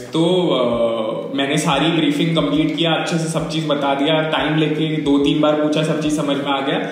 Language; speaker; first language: Hindi; non-native, local second language; Marathi